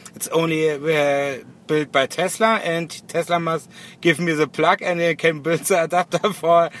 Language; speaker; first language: English; non-native, learner; German